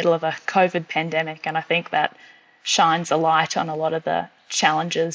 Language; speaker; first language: English; native; English